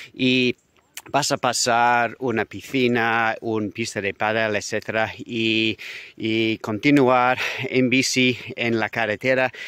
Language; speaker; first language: Spanish; non-native, learner; English